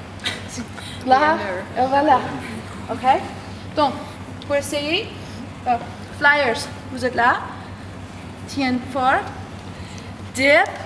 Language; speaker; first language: French; non-native, learner; English